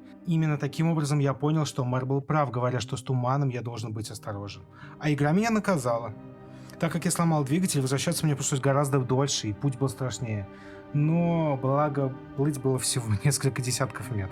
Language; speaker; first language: Russian; native; Russian